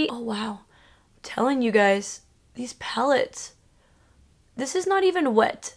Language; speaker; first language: English; early bilingual, other home language; Spanish